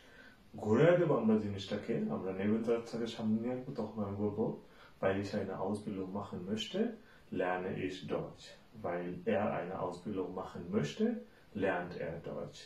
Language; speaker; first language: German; non-native, fluent; Bangla